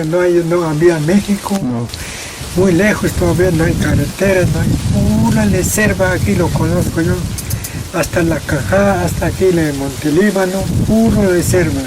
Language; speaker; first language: Spanish; non-native, local second language; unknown